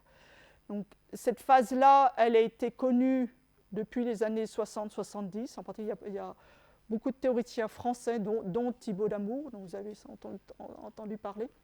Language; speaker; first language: French; native; French